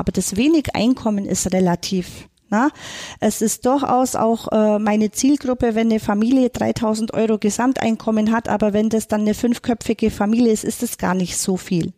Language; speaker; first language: German; native; German